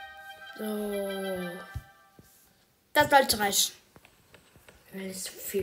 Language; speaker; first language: German; early bilingual, other home language; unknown